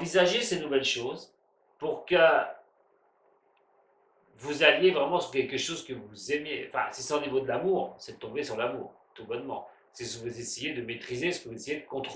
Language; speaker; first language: French; native; French